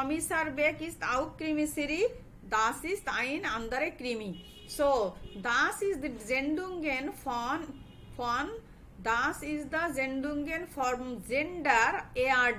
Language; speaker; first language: German; non-native, learner; Bangla